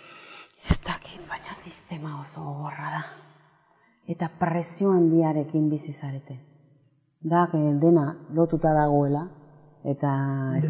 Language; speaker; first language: Basque; non-native, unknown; Spanish